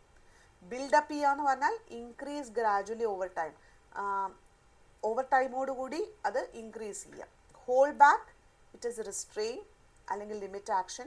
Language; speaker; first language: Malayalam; native; Malayalam